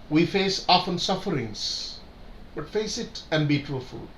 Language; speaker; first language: English; non-native, local second language; Tamil